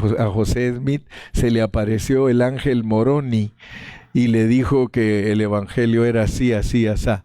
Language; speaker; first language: Spanish; native; Spanish